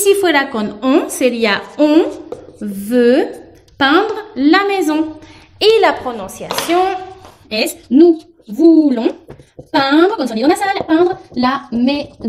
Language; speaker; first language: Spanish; non-native, fluent; French